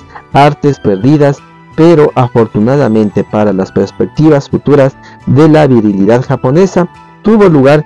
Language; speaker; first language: Spanish; native; Spanish